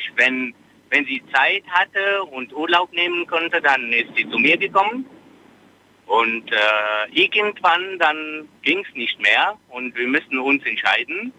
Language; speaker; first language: German; non-native, fluent; Arabic